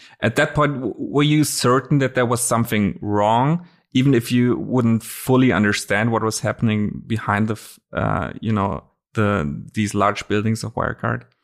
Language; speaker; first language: English; non-native, fluent; German